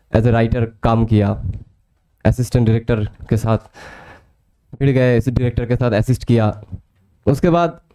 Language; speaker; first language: Hindi; non-native, local second language; Bangla